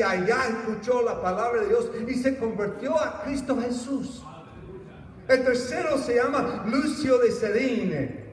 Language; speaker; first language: Spanish; non-native, fluent; English